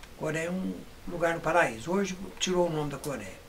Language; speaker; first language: Portuguese; native; Portuguese